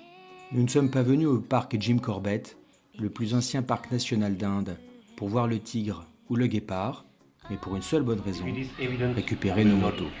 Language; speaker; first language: French; native; French